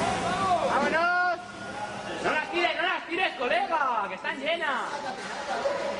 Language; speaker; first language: Spanish; native; Spanish